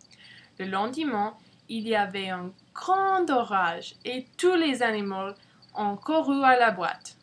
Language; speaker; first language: French; non-native, learner; English